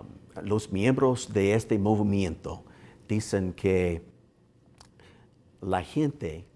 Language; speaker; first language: Spanish; non-native, learner; English